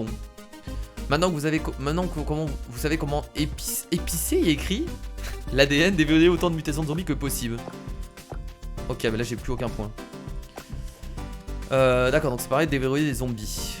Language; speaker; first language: French; native; French